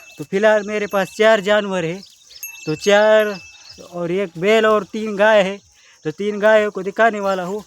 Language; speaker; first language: Hindi; non-native, local second language; Marathi